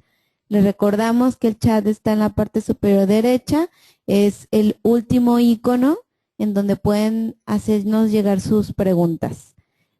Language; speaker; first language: Spanish; native; Spanish